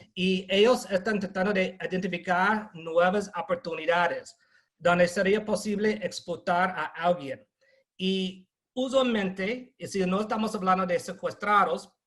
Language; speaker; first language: Spanish; non-native, fluent; English